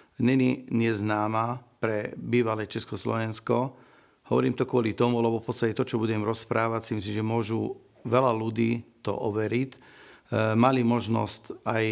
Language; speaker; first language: Slovak; non-native, fluent; Arabic